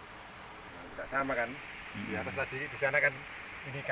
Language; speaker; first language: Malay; non-native, local second language; Javanese